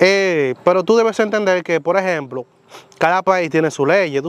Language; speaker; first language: Spanish; native; Spanish